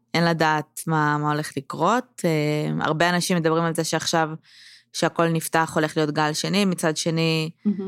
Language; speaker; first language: Hebrew; native; Hebrew